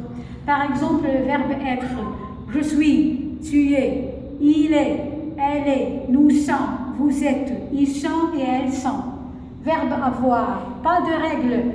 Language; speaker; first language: French; non-native, fluent; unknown